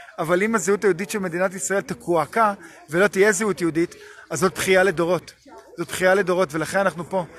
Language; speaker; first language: Hebrew; native; Hebrew